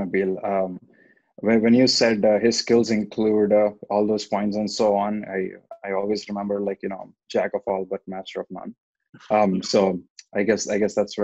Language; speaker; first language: English; non-native, local second language; Telugu